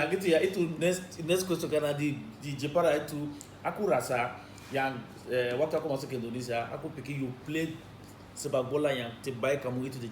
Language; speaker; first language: Indonesian; non-native, fluent; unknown